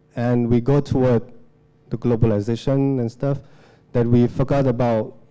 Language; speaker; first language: English; non-native, fluent; Lao